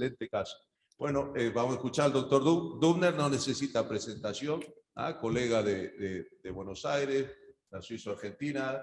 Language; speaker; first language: Spanish; native; Spanish